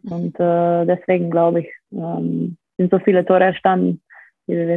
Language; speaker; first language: German; non-native, fluent; Slovenian